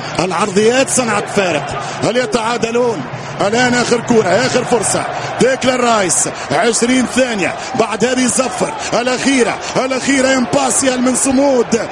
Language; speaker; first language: Arabic; native; Arabic